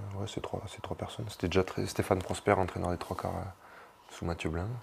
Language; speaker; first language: French; native; French